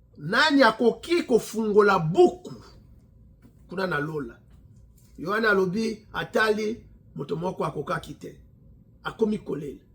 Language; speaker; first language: Lingala; native; Lingala